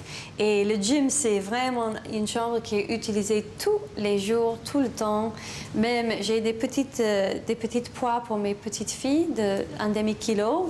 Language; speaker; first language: French; non-native, learner; English